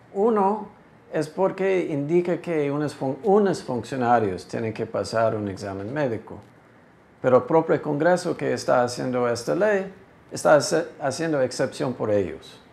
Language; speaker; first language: Spanish; non-native, fluent; English